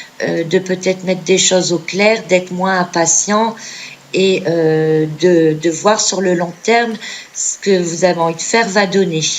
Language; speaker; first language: French; native; French